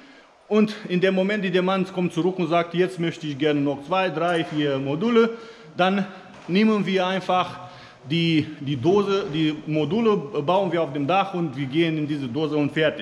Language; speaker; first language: German; non-native, fluent; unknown